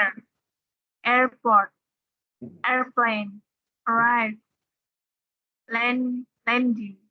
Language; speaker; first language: English; non-native, learner; Indonesian